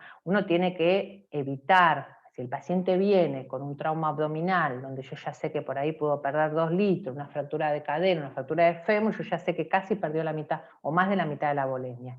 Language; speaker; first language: Spanish; native; Spanish